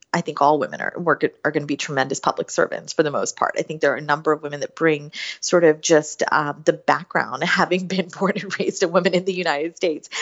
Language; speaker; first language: English; native; English